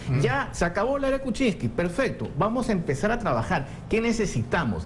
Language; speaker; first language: Spanish; native; Spanish